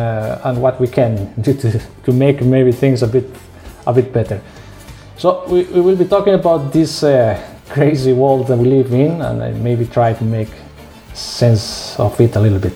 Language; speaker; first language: English; non-native, fluent; Spanish